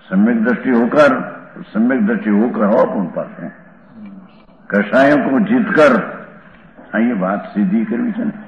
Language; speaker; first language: Hindi; non-native, local second language; Gujarati